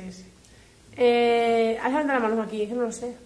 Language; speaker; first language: Spanish; native; Spanish